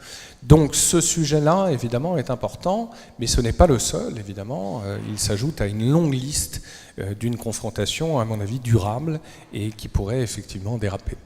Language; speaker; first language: French; native; French